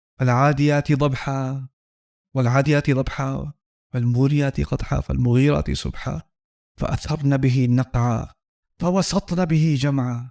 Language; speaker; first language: Urdu; early bilingual, heritage; Urdu